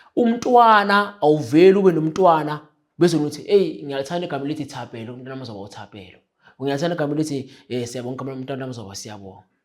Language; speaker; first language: Zulu; native; Zulu